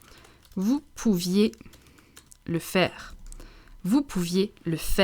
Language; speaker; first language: French; non-native, fluent; English